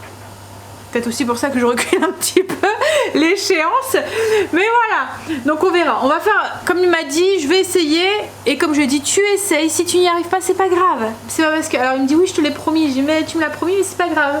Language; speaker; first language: French; native; French